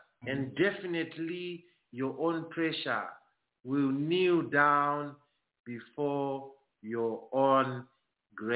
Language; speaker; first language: English; non-native, local second language; Shona